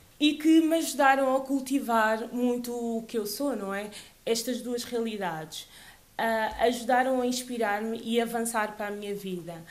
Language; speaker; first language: Portuguese; early bilingual, other home language; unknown